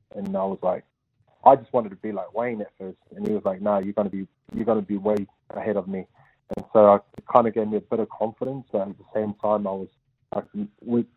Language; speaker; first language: English; native; English